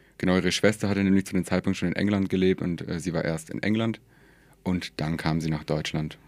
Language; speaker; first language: German; early bilingual, other home language; Persian